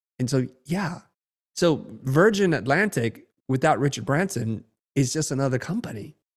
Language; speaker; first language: English; early bilingual, other home language; Vietnamese